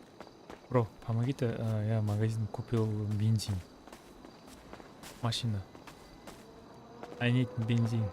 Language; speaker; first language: Russian; non-native, learner; Kara-Kalpak